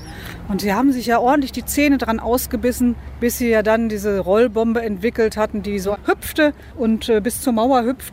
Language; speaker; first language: German; native; German